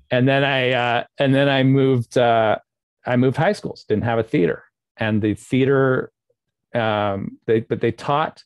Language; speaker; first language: English; native; English